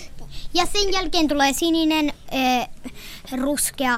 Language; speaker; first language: Finnish; early bilingual, heritage; Finnish